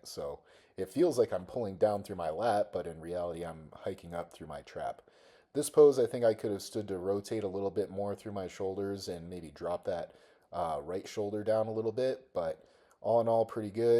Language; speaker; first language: English; native; English